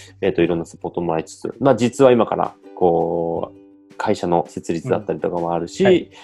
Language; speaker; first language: Japanese; native; Japanese